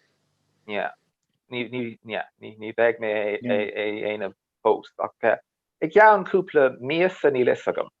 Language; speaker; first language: Irish; non-native, learner; English